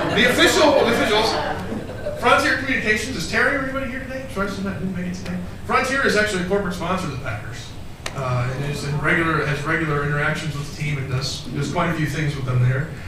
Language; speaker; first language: English; native; English